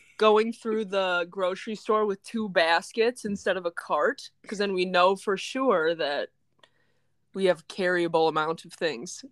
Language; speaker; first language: English; native; English